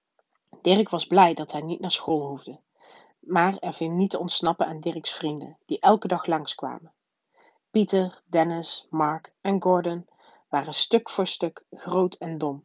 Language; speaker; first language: Dutch; native; Dutch